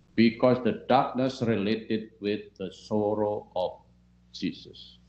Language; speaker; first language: English; non-native, fluent; Indonesian